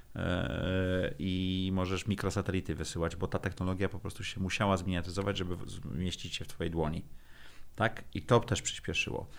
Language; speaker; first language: Polish; native; Polish